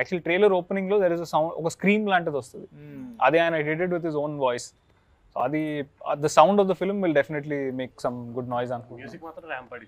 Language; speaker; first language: Telugu; native; Telugu